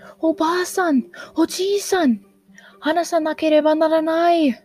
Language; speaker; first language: Japanese; non-native, learner; English